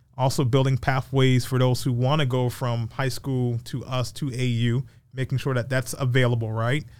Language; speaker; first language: English; native; English